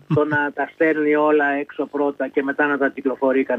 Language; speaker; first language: Greek; native; Greek